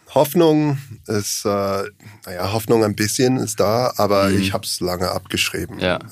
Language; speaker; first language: German; non-native, learner; English